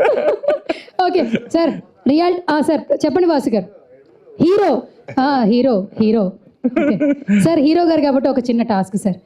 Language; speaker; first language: Telugu; native; Telugu